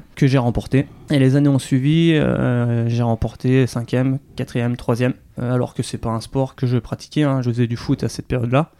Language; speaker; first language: French; native; French